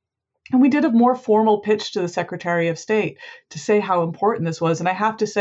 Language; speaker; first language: English; native; English